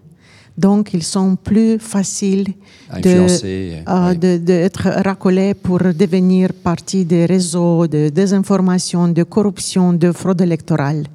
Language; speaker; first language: French; non-native, fluent; Romanian